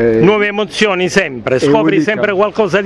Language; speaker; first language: Italian; native; Italian